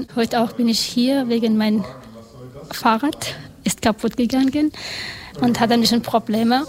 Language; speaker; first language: German; non-native, learner; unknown